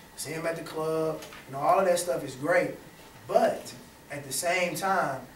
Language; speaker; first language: English; native; English